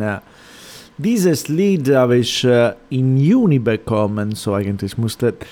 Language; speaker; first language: German; non-native, fluent; Italian